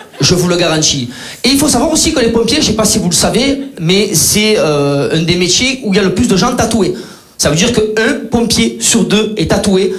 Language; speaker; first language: French; native; French